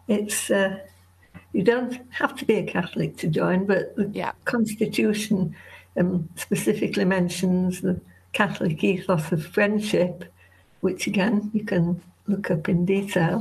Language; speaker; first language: English; native; English